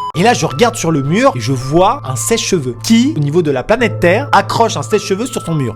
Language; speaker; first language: French; native; French